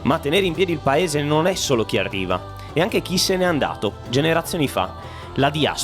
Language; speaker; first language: Italian; native; Italian